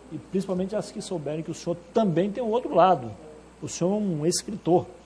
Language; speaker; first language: Portuguese; native; Portuguese